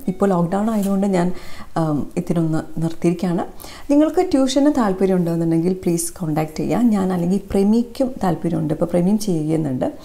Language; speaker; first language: Malayalam; early bilingual, heritage; Malayalam